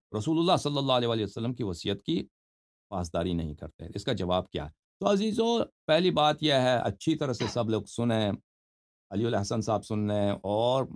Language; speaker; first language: Urdu; native; Urdu